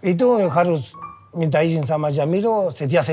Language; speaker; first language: Indonesian; non-native, fluent; Spanish